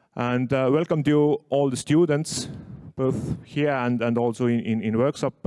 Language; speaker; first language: English; non-native, fluent; Estonian